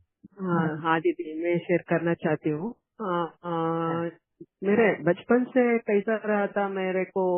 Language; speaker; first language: Hindi; non-native, local second language; Kannada